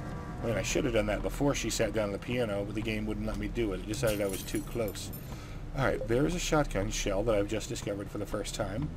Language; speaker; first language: English; native; English